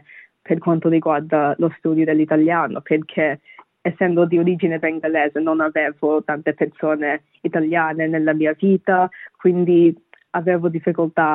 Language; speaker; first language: Italian; non-native, fluent; Bangla